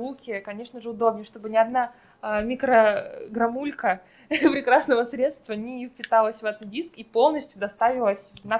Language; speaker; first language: Russian; native; Russian